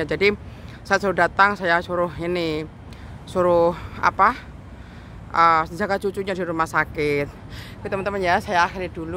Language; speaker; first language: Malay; non-native, local second language; Javanese